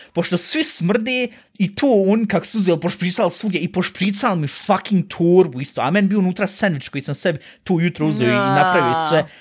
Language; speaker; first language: Bosnian; early bilingual, heritage; Bosnian